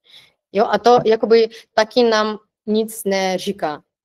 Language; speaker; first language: Czech; non-native, fluent; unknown